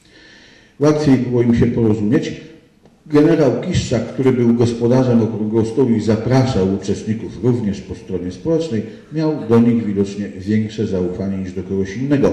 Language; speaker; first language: Polish; native; Polish